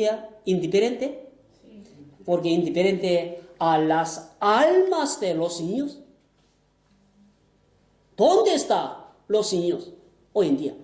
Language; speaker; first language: Spanish; non-native, fluent; Korean